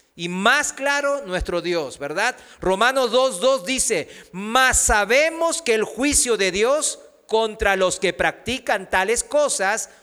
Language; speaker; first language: Spanish; non-native, fluent; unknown